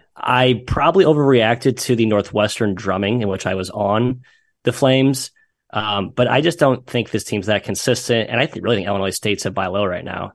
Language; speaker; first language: English; native; English